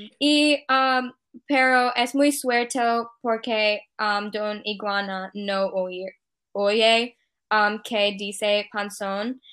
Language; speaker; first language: Spanish; non-native, learner; English